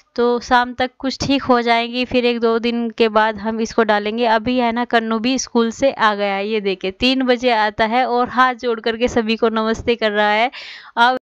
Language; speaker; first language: Hindi; native; Hindi